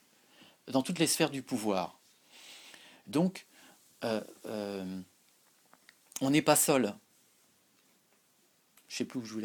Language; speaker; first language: French; native; French